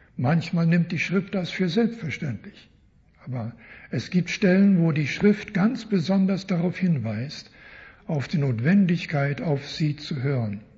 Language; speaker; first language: German; early bilingual, heritage; German